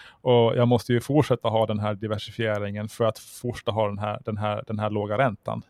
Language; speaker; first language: Swedish; native; Swedish